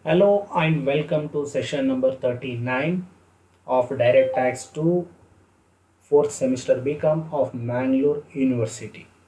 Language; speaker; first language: English; non-native, local second language; Kannada